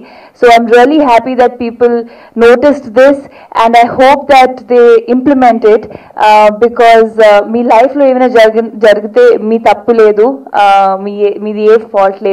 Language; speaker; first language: Telugu; non-native, local second language; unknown